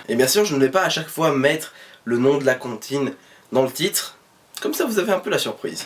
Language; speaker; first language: French; native; French